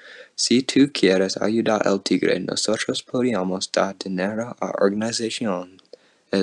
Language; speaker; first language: Spanish; non-native, learner; English